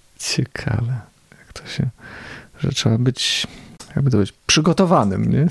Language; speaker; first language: Polish; native; Polish